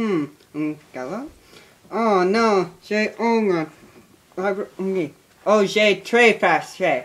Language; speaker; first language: French; non-native, learner; English